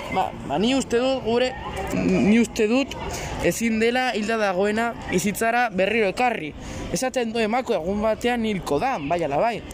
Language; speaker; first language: Basque; non-native, local second language; Spanish